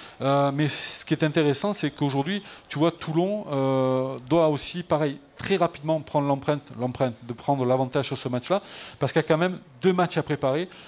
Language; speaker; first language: French; native; French